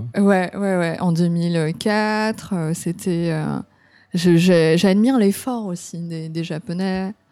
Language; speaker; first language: French; early bilingual, other home language; Cantonese